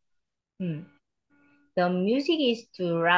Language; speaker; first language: English; non-native, learner; Korean